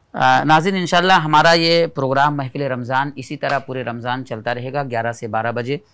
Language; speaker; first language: Hindi; native; Hindi